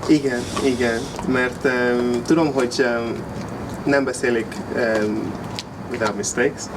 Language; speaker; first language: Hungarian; non-native, learner; English